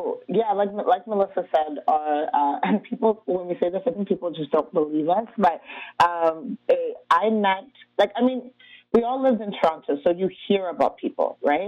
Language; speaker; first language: English; native; English